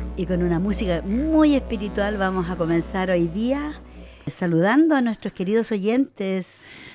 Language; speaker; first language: Spanish; native; Spanish